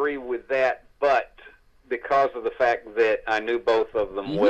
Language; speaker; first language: English; native; English